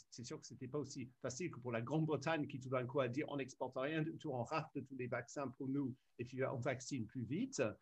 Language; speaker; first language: French; early bilingual, other home language; English